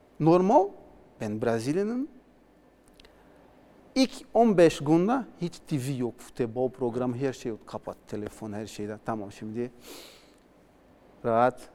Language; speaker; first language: Turkish; non-native, learner; Portuguese